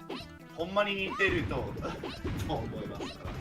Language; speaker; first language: Japanese; non-native, learner; English